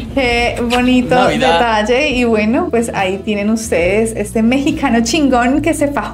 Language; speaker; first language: Spanish; native; Spanish